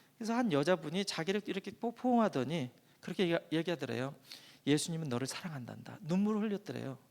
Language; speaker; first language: Korean; native; Korean